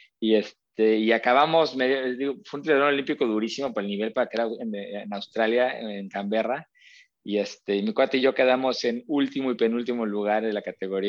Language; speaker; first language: Spanish; native; Spanish